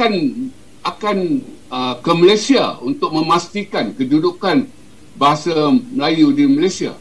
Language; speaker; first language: Malay; native; Malay